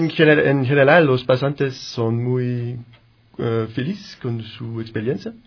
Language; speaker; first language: Spanish; non-native, fluent; French